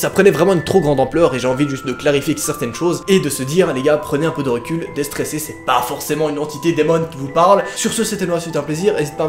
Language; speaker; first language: French; native; French